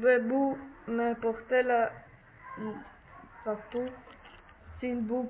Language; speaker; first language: French; non-native, learner; Spanish